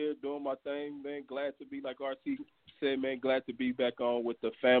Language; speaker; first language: English; native; English